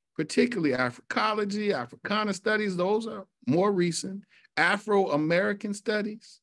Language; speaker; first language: English; native; English